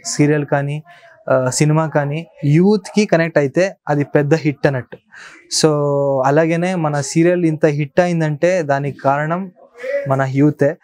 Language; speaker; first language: Telugu; non-native, local second language; Kannada